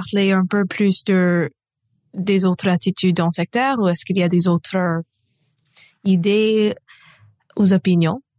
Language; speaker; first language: French; non-native, local second language; English